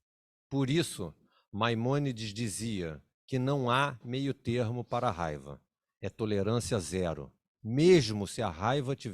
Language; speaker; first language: Portuguese; native; Portuguese